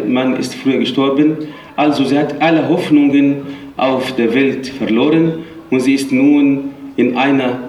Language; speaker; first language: German; non-native, fluent; Arabic